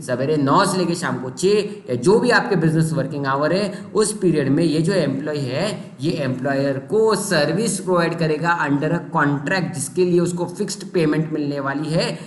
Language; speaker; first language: Hindi; non-native, local second language; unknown